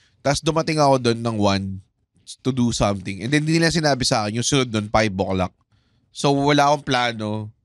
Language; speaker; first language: Filipino; native; Filipino